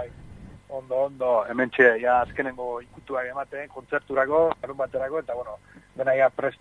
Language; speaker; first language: Basque; native; Basque